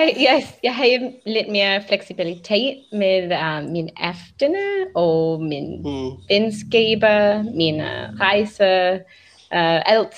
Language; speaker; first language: Danish; non-native, learner; English